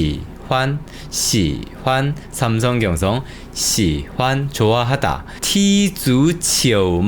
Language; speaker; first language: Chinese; non-native, fluent; Korean